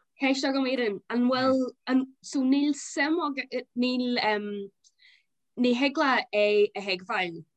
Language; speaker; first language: Irish; non-native, local second language; English